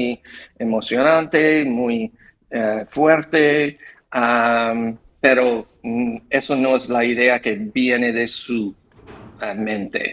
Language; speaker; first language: Spanish; non-native, fluent; English